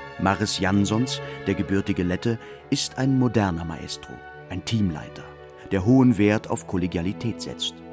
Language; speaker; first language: German; native; German